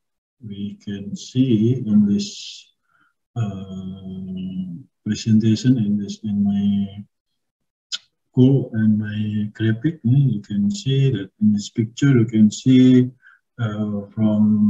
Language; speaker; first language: English; non-native, learner; Indonesian